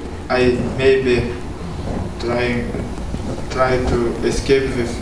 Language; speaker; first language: English; non-native, learner; Lithuanian